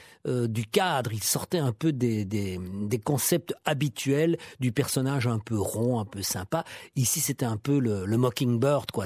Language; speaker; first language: French; native; French